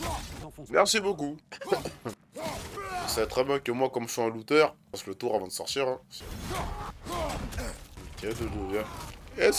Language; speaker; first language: French; native; French